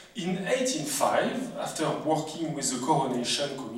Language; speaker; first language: English; non-native, fluent; French